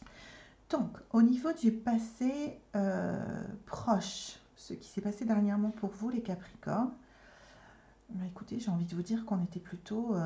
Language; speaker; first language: French; native; French